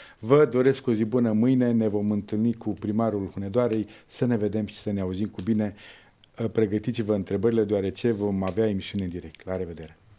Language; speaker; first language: Romanian; native; Romanian